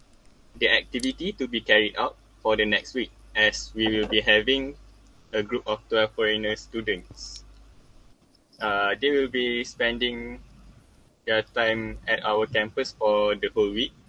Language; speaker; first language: English; non-native, local second language; Malay